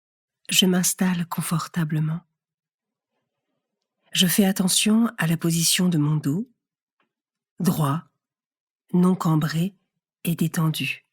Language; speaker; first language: French; native; French